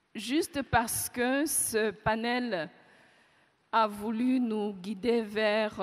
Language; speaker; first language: French; non-native, local second language; Kinyarwanda